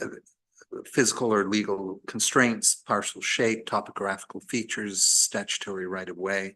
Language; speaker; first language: English; native; English